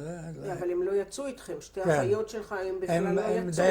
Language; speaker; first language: Hebrew; native; Hebrew